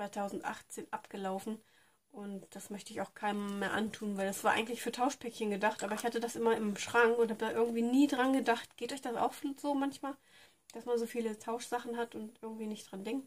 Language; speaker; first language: German; native; German